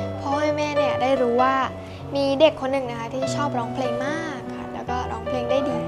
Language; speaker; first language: Thai; native; Thai